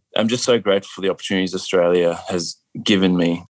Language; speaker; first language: English; native; English